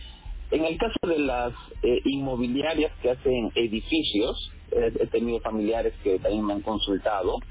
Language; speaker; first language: Spanish; native; Spanish